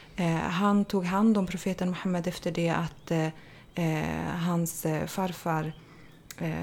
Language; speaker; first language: Swedish; native; Swedish